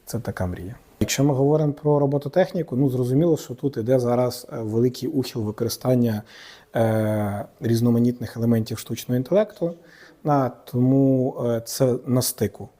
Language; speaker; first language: Ukrainian; native; Ukrainian